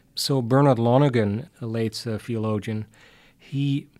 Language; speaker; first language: English; non-native, fluent; Dutch